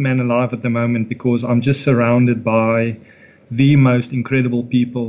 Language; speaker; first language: English; non-native, local second language; Afrikaans